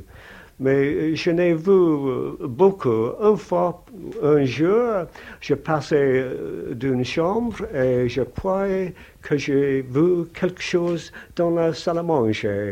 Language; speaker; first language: French; non-native, learner; English